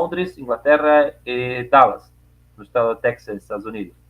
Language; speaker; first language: Spanish; non-native, learner; Portuguese